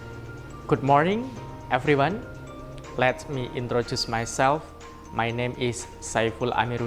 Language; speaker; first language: English; non-native, learner; Indonesian